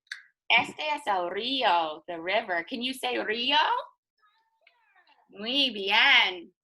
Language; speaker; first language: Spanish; non-native, fluent; English